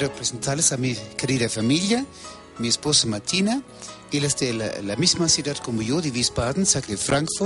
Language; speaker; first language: Spanish; non-native, fluent; German